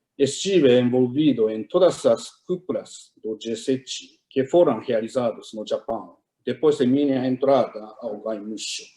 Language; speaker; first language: Portuguese; non-native, fluent; Japanese